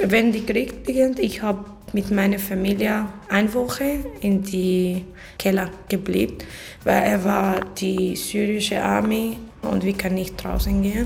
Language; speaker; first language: German; non-native, learner; Arabic